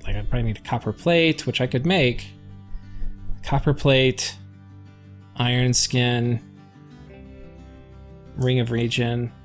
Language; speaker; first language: English; native; English